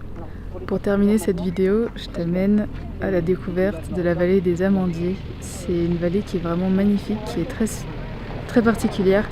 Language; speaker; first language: French; native; French